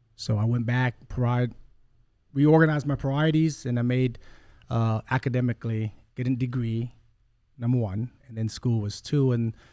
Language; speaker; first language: English; early bilingual, other home language; Vietnamese